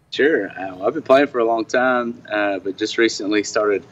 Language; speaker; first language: English; native; English